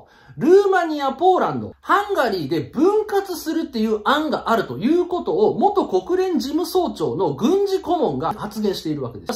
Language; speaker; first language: Japanese; native; Japanese